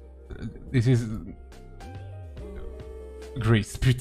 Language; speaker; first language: English; non-native, fluent; French